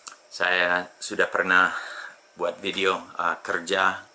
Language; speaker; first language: Indonesian; non-native, fluent; English